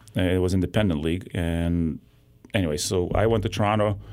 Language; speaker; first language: English; non-native, fluent; Lithuanian